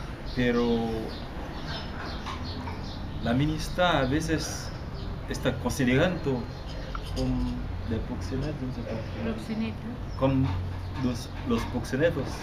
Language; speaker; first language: Spanish; non-native, learner; Haitian Creole